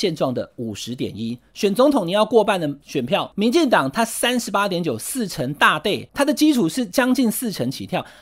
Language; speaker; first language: Chinese; non-native, local second language; Min Nan Chinese